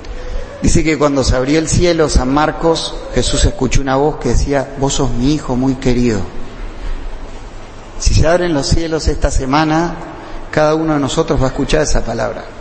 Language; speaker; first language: Spanish; native; Spanish